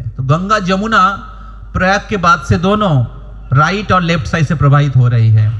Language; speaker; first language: Hindi; non-native, local second language; Bangla